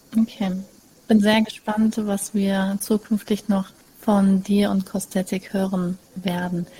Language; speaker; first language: German; native; German